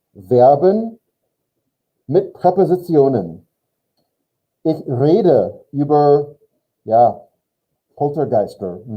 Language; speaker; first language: German; non-native, fluent; English